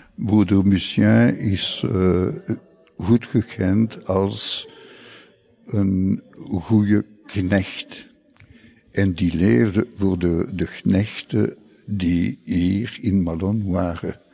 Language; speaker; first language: Dutch; non-native, local second language; French